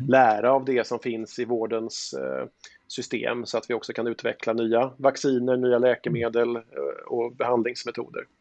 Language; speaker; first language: Swedish; native; Swedish